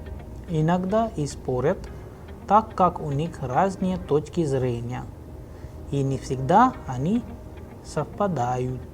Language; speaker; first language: Russian; non-native, fluent; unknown